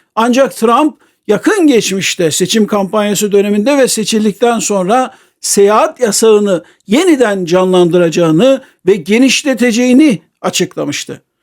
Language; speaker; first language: Turkish; native; Turkish